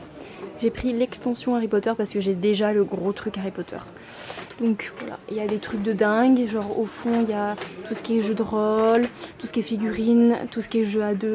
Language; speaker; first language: French; native; French